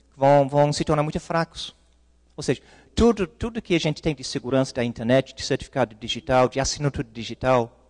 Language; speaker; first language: Portuguese; non-native, fluent; English